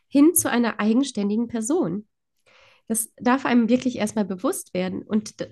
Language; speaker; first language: German; early bilingual, other home language; Polish